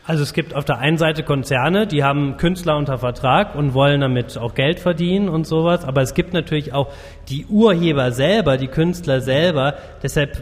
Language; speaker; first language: German; native; German